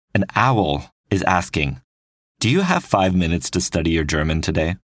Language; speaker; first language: English; non-native, fluent; French